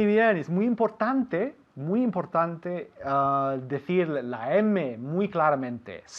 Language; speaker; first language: Spanish; non-native, fluent; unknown